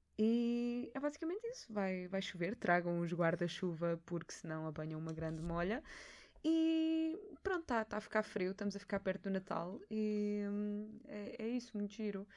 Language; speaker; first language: Portuguese; native; Portuguese